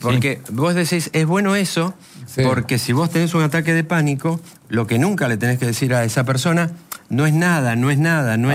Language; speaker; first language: Spanish; native; Spanish